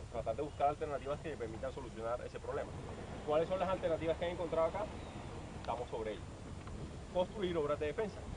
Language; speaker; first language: Spanish; native; Spanish